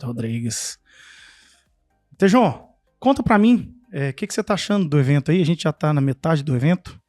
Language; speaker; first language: Portuguese; native; Portuguese